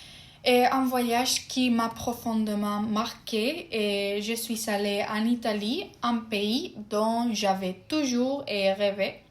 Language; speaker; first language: French; non-native, fluent; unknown